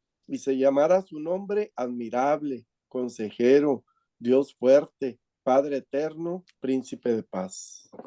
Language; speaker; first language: Spanish; native; Spanish